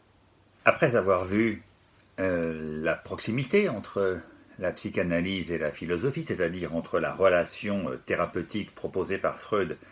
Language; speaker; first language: French; native; French